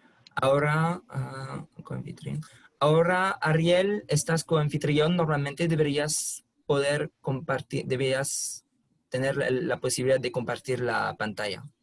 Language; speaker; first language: Spanish; non-native, fluent; French